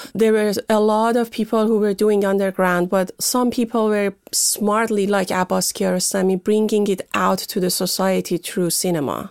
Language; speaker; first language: English; non-native, fluent; Persian